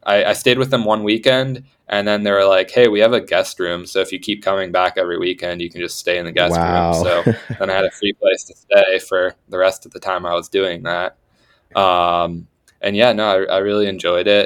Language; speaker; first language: English; native; English